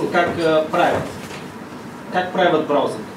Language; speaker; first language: Russian; non-native, learner; Bulgarian